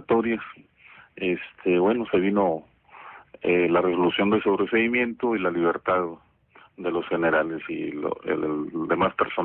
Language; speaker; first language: Spanish; native; Spanish